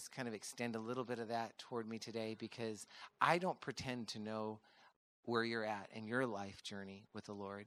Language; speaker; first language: English; native; English